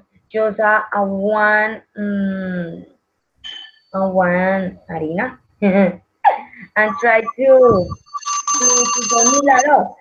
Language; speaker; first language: English; non-native, learner; Spanish